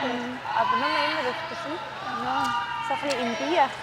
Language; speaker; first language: German; native; German